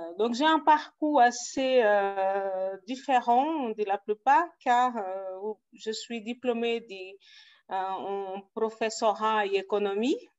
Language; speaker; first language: French; non-native, fluent; Portuguese